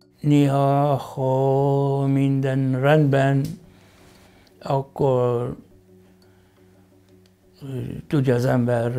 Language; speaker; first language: Hungarian; non-native, fluent; Arabic